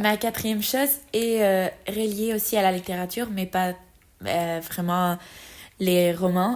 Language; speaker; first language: French; non-native, learner; Spanish